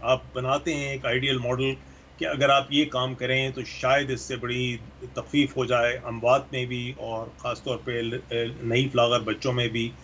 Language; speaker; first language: Urdu; native; Urdu